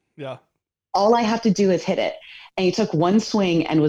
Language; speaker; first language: English; native; English